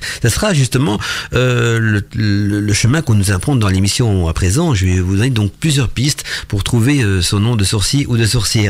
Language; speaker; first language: French; native; French